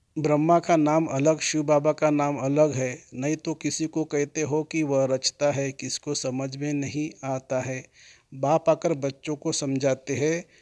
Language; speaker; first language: Hindi; native; Hindi